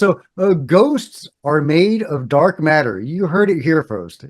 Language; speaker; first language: English; native; English